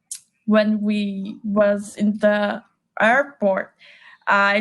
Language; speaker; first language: English; non-native, learner; Portuguese